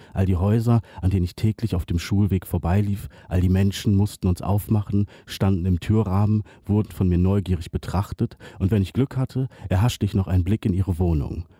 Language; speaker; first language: German; native; German